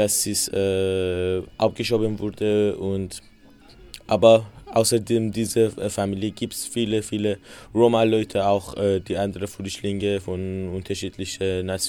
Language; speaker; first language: German; non-native, learner; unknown